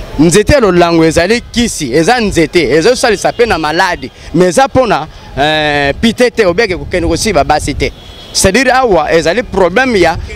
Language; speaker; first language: Lingala; native; Lingala